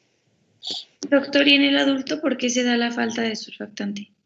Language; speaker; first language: Spanish; native; Spanish